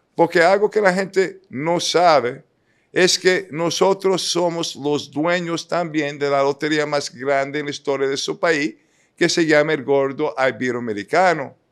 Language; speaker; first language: Spanish; non-native, fluent; English